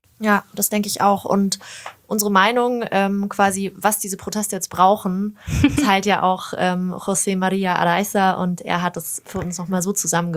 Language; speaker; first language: German; native; German